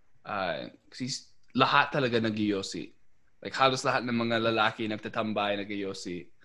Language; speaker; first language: Filipino; non-native, fluent; English